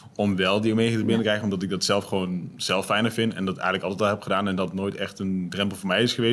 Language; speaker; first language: Dutch; native; Dutch